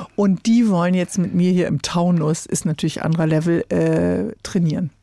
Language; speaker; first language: German; native; German